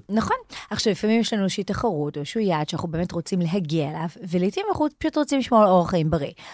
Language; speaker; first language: Hebrew; native; Hebrew